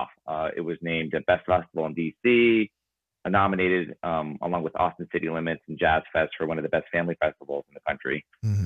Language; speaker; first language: English; early bilingual, other home language; Ukrainian